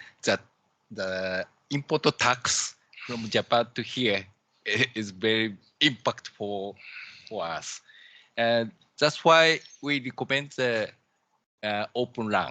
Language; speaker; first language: English; non-native, learner; Japanese